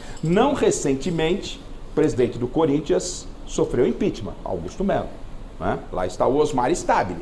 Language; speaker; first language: Portuguese; native; Portuguese